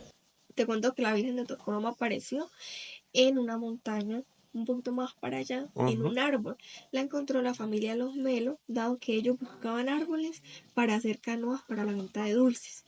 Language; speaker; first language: Spanish; native; Spanish